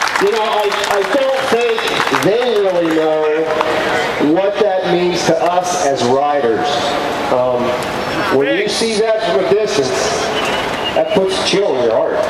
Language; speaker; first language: English; native; English